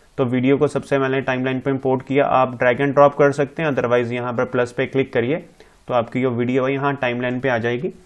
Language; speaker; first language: Hindi; non-native, local second language; Punjabi